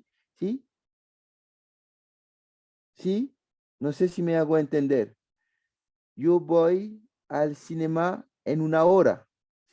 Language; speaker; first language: Spanish; non-native, fluent; French